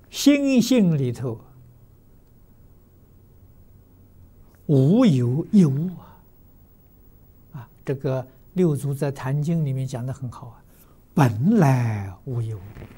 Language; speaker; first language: Chinese; native; Chinese